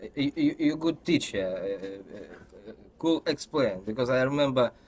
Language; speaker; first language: English; non-native, learner; Ukrainian